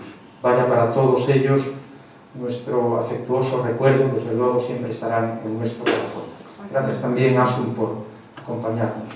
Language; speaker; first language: Spanish; native; Spanish